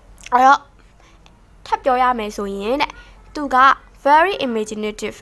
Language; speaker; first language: English; non-native, fluent; Burmese